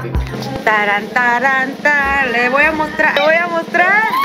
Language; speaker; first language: Spanish; non-native, fluent; Korean